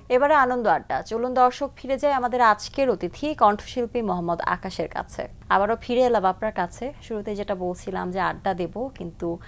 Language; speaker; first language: Bangla; native; Bangla